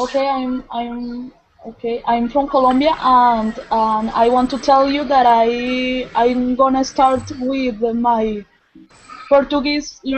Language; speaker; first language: English; non-native, learner; Spanish